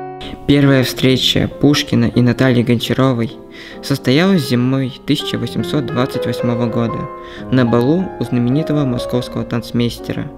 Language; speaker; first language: Russian; native; Russian